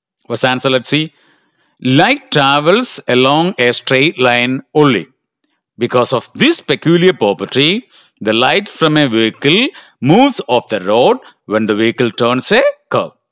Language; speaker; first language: English; non-native, local second language; Malayalam